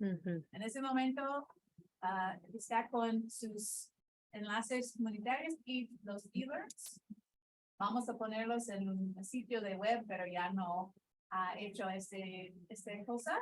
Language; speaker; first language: Spanish; non-native, learner; English